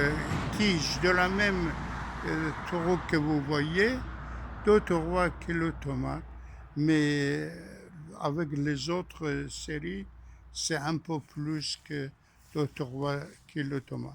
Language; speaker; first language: French; non-native, fluent; Persian